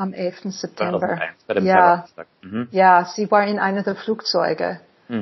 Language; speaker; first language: German; non-native, fluent; English